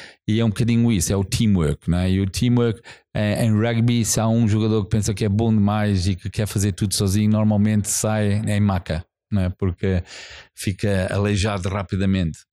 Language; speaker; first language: Portuguese; non-native, fluent; English